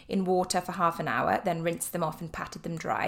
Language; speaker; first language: English; native; English